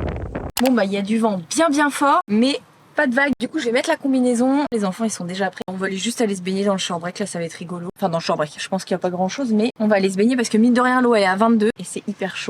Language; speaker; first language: French; native; French